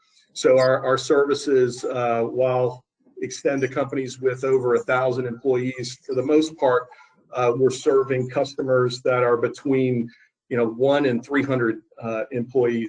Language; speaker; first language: English; native; English